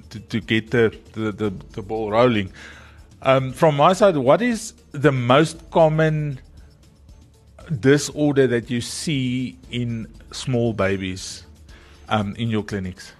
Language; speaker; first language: English; non-native, local second language; Afrikaans